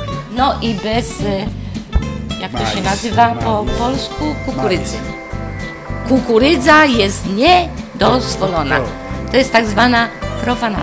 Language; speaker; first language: Polish; non-native, fluent; Italian